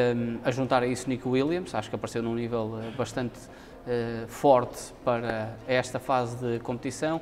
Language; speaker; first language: Portuguese; native; Portuguese